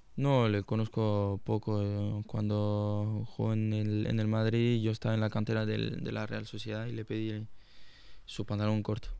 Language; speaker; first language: Spanish; non-native, fluent; French